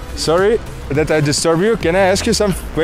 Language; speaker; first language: English; non-native, learner; Russian